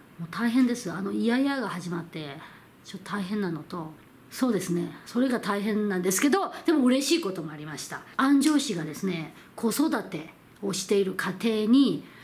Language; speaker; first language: Japanese; non-native, fluent; Korean